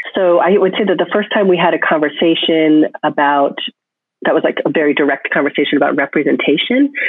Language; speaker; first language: English; native; English